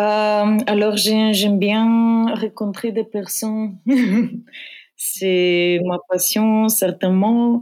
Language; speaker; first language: French; non-native, fluent; Bulgarian